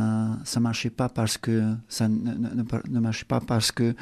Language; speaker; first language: French; non-native, learner; Hungarian